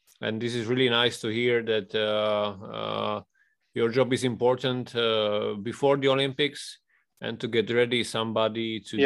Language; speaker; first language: English; non-native, fluent; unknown